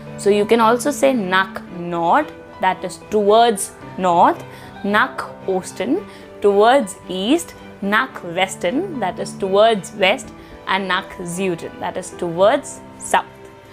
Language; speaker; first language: English; non-native, local second language; Hindi